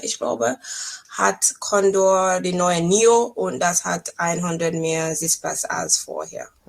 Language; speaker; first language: German; non-native, fluent; English